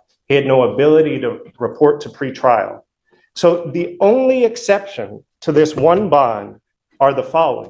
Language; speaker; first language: English; native; English